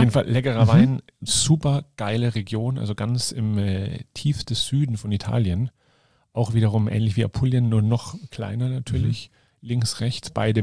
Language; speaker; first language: German; native; German